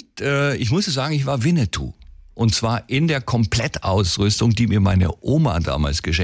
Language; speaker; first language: German; native; German